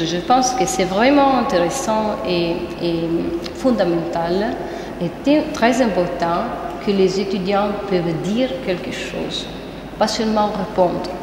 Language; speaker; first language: French; non-native, fluent; Italian